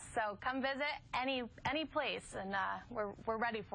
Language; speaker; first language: English; native; English